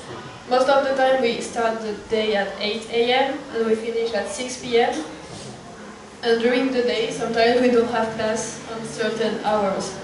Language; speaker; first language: English; non-native, fluent; French